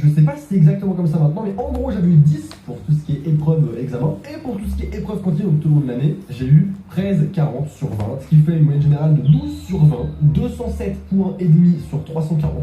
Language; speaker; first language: French; native; French